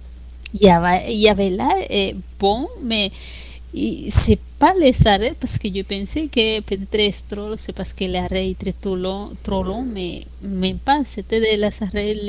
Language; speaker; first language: French; non-native, fluent; Spanish